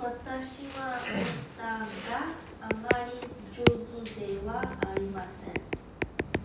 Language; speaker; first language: Japanese; non-native, learner; English